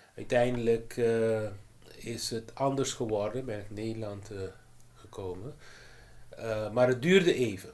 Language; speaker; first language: Dutch; non-native, local second language; Papiamento